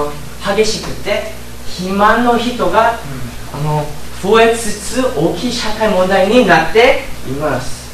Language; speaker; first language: Japanese; non-native, learner; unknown